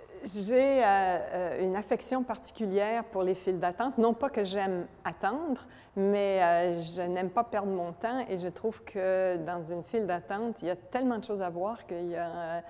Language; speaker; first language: French; native; French